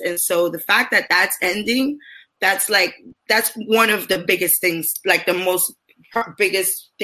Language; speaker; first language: English; native; English